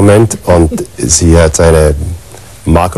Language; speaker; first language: German; non-native, learner; English